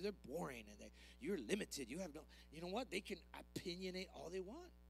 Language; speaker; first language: English; early bilingual, other home language; Spanish